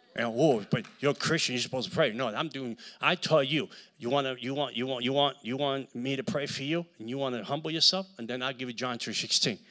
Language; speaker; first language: English; early bilingual, other home language; Spanish